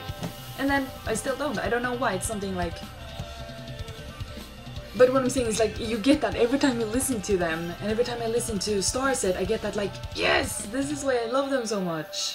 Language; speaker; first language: English; non-native, fluent; Swedish